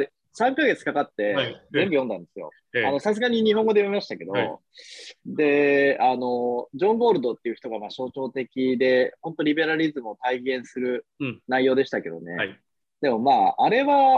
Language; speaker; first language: Japanese; native; Japanese